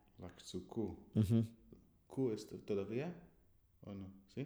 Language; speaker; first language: Spanish; non-native, learner; English